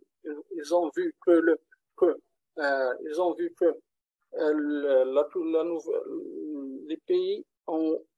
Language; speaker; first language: French; non-native, learner; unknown